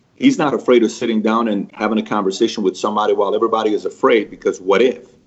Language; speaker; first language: English; early bilingual, other home language; Persian